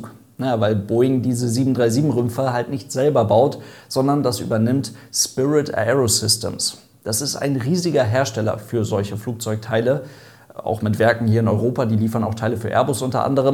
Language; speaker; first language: German; native; German